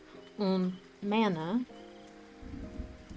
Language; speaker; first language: German; non-native, learner; English